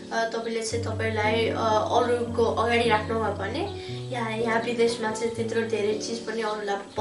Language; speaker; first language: Nepali; early bilingual, heritage; Nepali